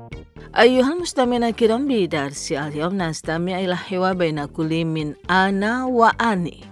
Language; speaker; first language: Arabic; non-native, fluent; Indonesian